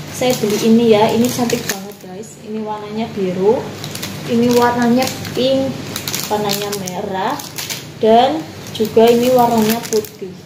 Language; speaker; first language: Indonesian; non-native, local second language; Javanese